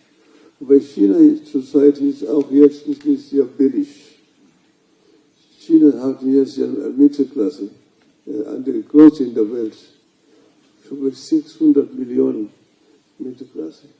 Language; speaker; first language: German; non-native, learner; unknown